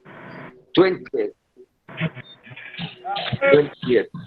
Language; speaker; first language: English; non-native, learner; Spanish